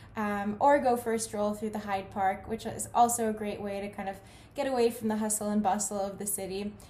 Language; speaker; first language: English; native; English